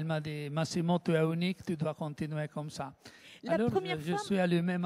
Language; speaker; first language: French; non-native, learner; Italian